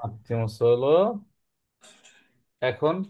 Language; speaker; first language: Italian; non-native, fluent; Bangla